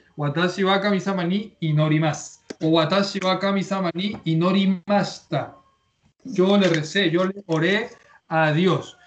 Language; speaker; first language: Spanish; native; Spanish